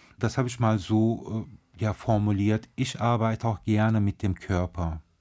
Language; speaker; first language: German; early bilingual, other home language; Turkish